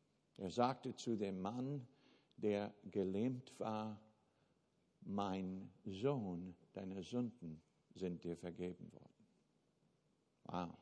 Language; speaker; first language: German; non-native, fluent; English